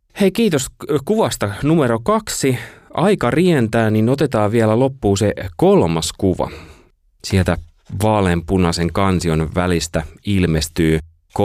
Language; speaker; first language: Finnish; native; Finnish